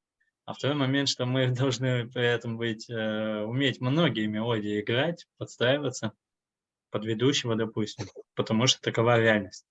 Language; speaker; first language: Russian; native; Russian